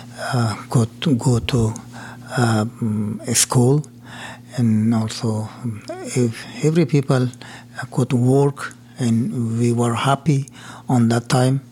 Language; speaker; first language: English; non-native, learner; Persian